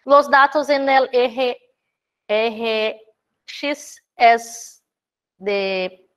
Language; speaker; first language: Spanish; non-native, fluent; Portuguese